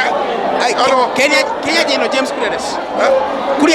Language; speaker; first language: Japanese; non-native, fluent; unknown